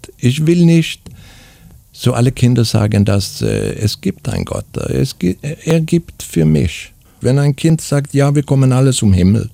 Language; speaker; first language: German; non-native, fluent; Swedish